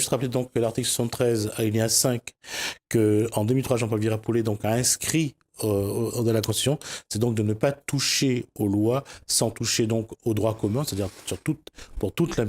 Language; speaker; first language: French; native; French